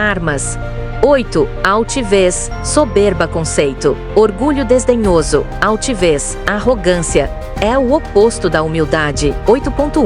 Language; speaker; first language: Portuguese; native; Portuguese